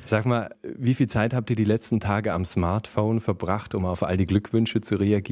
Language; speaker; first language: German; native; German